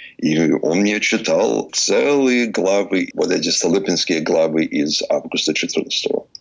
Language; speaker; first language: Russian; early bilingual, heritage; Russian